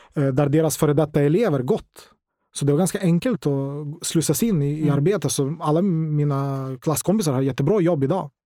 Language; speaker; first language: Swedish; non-native, fluent; Ukrainian